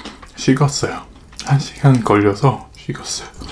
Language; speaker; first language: Korean; non-native, fluent; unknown